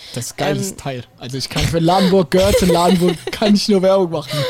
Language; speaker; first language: German; native; German